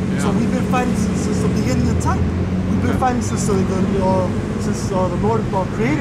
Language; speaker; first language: English; native; English